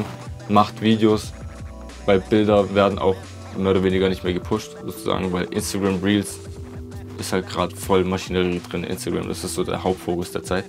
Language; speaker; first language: German; native; German